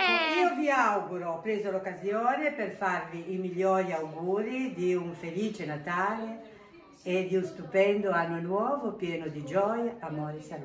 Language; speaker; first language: Italian; native; Italian